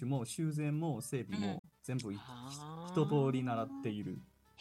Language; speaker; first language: Japanese; non-native, fluent; Chinese